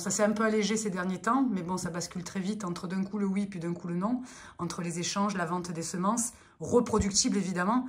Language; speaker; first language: French; native; French